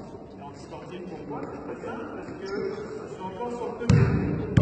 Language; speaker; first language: French; native; French